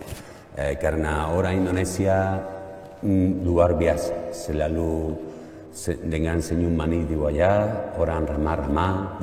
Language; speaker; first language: Indonesian; non-native, learner; Spanish